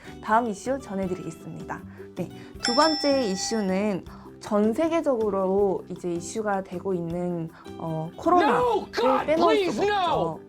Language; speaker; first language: Korean; non-native, fluent; Mongolian